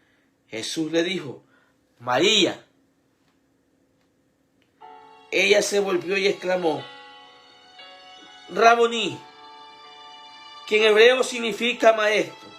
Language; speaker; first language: Spanish; native; Spanish